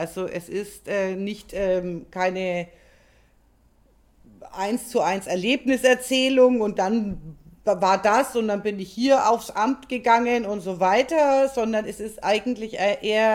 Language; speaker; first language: German; native; German